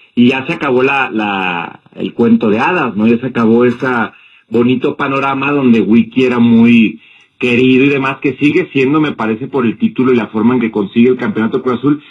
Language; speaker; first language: Spanish; native; Spanish